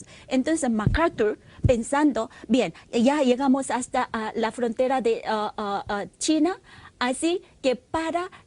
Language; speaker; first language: Spanish; non-native, fluent; Korean